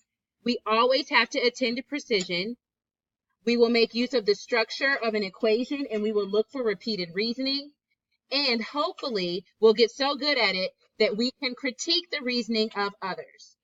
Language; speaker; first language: English; native; English